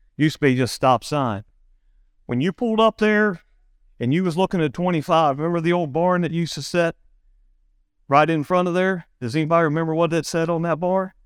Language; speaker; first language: English; native; English